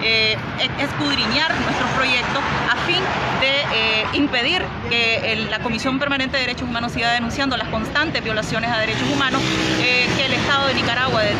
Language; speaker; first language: Spanish; native; Spanish